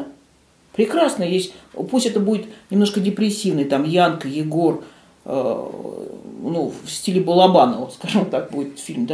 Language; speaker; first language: Russian; native; Russian